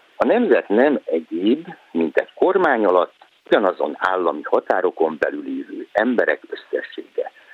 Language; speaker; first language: Hungarian; native; Hungarian